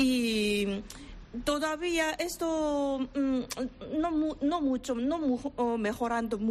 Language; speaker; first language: Spanish; non-native, learner; Korean